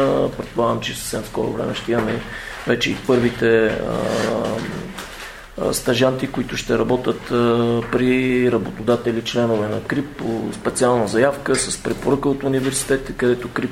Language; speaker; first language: Bulgarian; native; Bulgarian